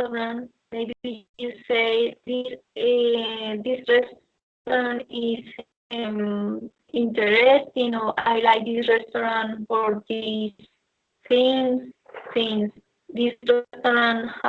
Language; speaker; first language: English; non-native, learner; Spanish